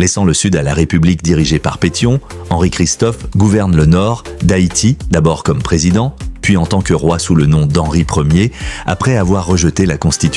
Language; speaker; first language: French; non-native, local second language; Haitian Creole